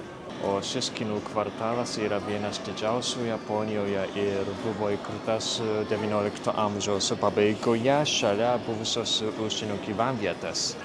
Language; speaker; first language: Lithuanian; non-native, fluent; Japanese